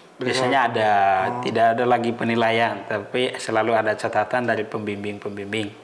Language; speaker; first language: Indonesian; non-native, local second language; Tetum